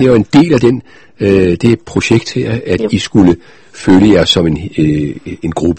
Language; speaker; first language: Danish; native; Danish